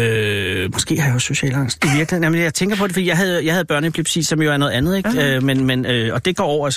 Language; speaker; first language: Danish; native; Danish